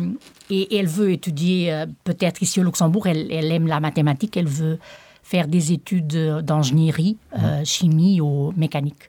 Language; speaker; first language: French; non-native, fluent; Portuguese